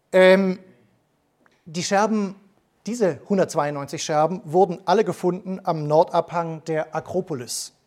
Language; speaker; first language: German; native; German